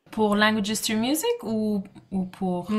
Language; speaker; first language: French; non-native, fluent; English